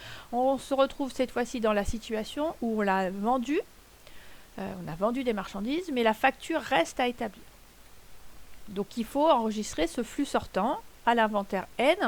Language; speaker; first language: French; native; French